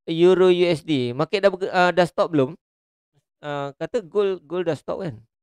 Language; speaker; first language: Malay; native; Malay